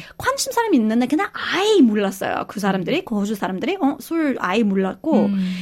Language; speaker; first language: Korean; non-native, fluent; English